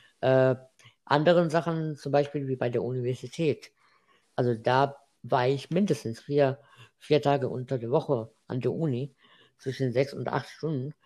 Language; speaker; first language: German; non-native, fluent; Arabic